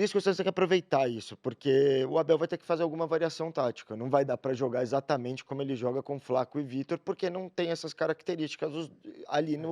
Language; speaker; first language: Portuguese; native; Portuguese